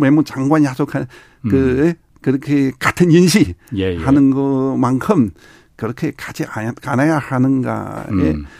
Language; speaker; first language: Korean; non-native, fluent; Chinese